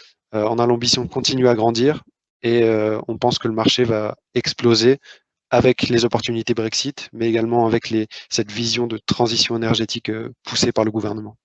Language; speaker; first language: French; native; French